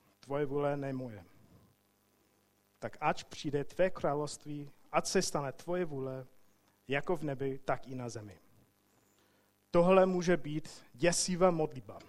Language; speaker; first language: Czech; non-native, fluent; English